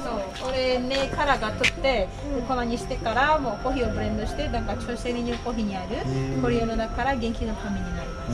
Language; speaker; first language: Japanese; non-native, learner; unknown